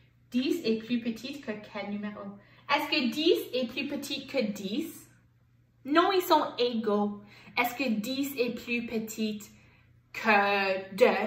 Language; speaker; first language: French; non-native, local second language; English